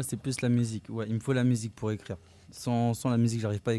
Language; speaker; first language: French; native; French